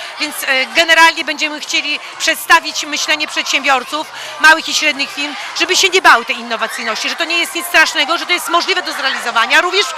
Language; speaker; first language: Polish; native; Polish